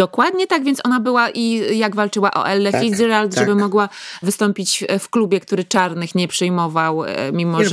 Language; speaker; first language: Polish; native; Polish